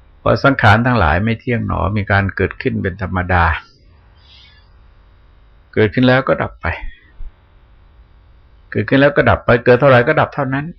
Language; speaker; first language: Thai; native; Thai